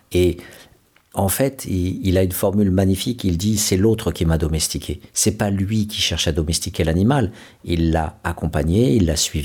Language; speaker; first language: French; native; French